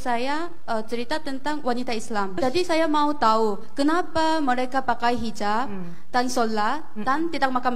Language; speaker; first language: Indonesian; non-native, fluent; Korean